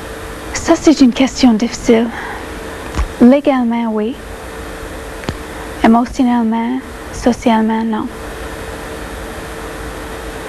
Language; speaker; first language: French; non-native, local second language; English